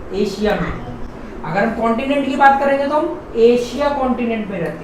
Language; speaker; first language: Hindi; native; Hindi